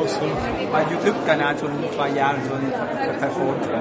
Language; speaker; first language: German; non-native, learner; Vietnamese